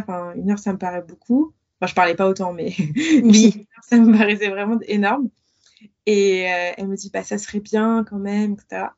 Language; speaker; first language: French; native; French